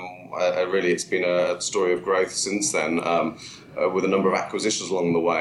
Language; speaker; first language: English; native; English